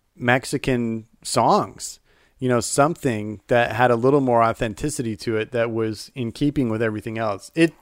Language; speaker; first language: English; native; English